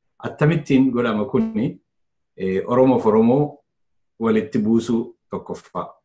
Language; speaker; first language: Oromo; native; Oromo